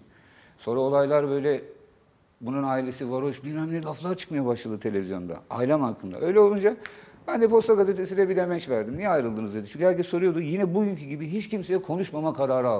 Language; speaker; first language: Turkish; native; Turkish